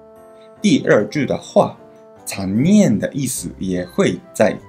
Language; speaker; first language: Chinese; non-native, fluent; Japanese